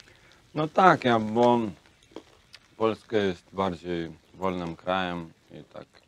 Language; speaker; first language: Polish; non-native, learner; Russian